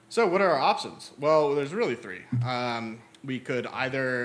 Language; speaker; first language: English; native; English